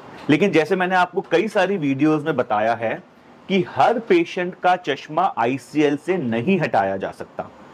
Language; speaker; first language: Hindi; native; Hindi